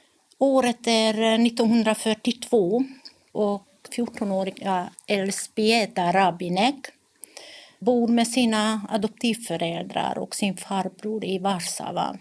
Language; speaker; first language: Swedish; non-native, fluent; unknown